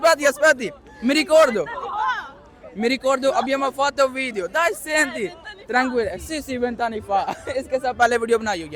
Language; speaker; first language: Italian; non-native, learner; Urdu